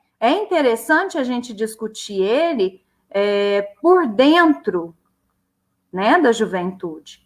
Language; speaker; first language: Portuguese; native; Portuguese